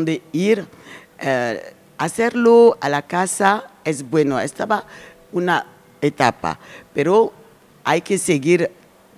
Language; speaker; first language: Spanish; non-native, learner; French